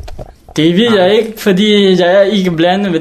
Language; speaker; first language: Danish; non-native, learner; Hakha Chin